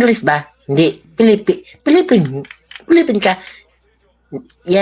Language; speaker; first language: Filipino; non-native, learner; Indonesian